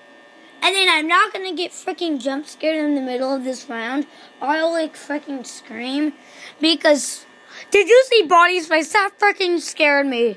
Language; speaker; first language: English; native; English